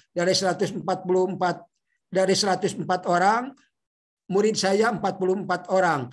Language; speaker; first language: Indonesian; native; Indonesian